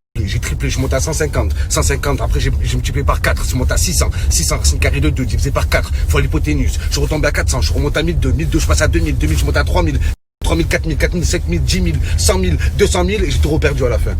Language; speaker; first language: French; native; French